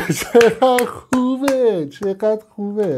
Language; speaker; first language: Persian; native; Persian